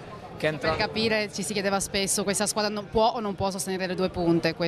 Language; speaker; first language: Italian; native; Italian